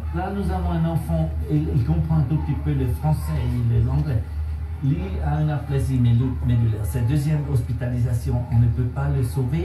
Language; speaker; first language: French; non-native, local second language; German